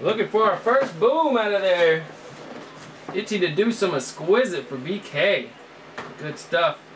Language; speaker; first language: English; native; English